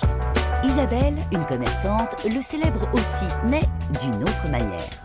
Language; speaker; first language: French; native; French